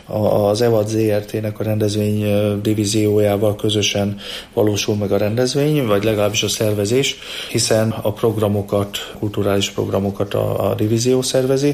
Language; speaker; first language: Hungarian; native; Hungarian